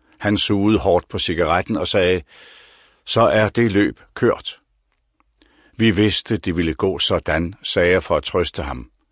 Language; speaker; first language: Danish; native; Danish